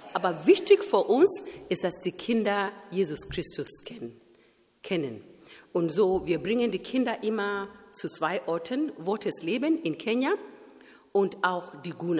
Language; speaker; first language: German; non-native, fluent; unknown